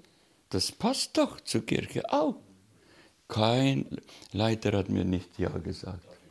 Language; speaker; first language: German; non-native, learner; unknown